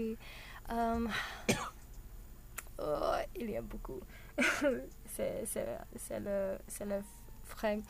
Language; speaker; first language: French; non-native, learner; English